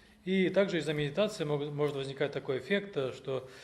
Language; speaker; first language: Russian; native; Russian